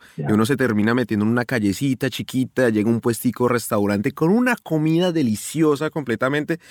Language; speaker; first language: Spanish; native; Spanish